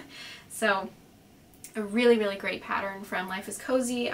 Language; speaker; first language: English; native; English